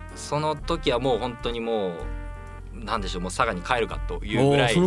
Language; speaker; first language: Japanese; native; Japanese